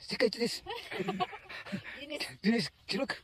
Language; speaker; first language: Japanese; native; Japanese